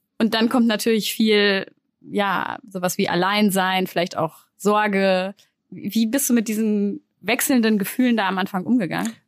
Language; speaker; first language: German; native; German